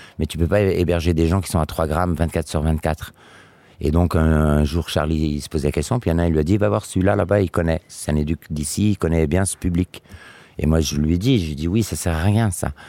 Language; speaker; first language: French; native; French